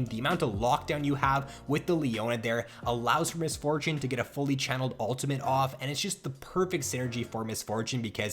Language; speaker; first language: English; native; English